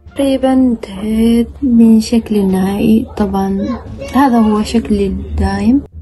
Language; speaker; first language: Arabic; native; Arabic